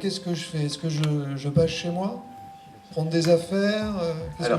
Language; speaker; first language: French; native; French